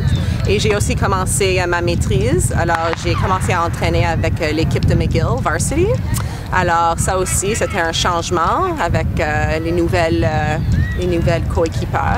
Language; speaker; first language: French; non-native, local second language; English